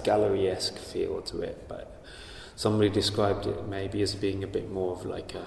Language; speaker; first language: English; native; English